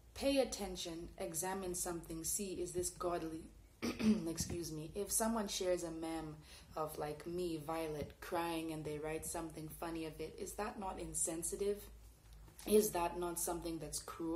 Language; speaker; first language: English; native; English